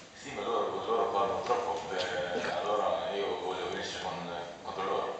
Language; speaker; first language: Italian; non-native, learner; Norwegian